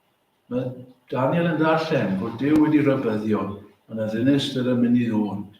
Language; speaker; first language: Welsh; native; Welsh